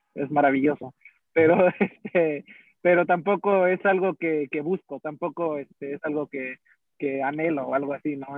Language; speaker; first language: Spanish; early bilingual, heritage; Spanish